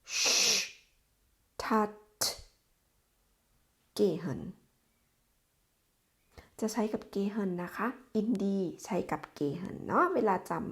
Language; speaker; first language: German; non-native, fluent; Thai